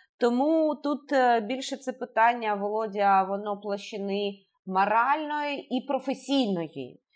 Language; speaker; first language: Ukrainian; native; Ukrainian